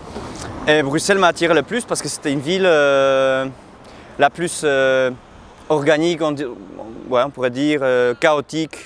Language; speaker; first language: French; non-native, fluent; Polish